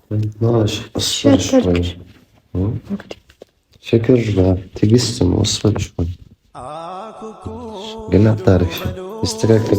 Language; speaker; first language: Arabic; non-native, learner; Amharic